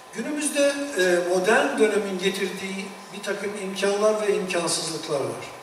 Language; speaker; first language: Turkish; native; Turkish